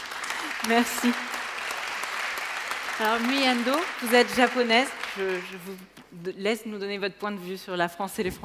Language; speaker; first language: French; native; French